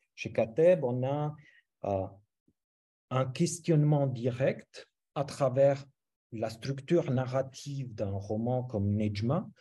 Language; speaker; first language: French; non-native, fluent; Romanian